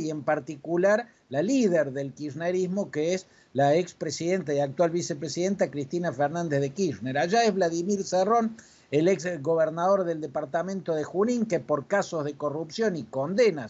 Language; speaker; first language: Spanish; native; Spanish